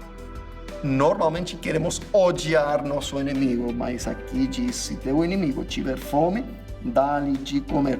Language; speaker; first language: Portuguese; non-native, fluent; English